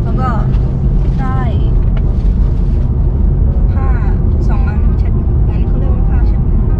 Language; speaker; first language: Thai; early bilingual, heritage; Thai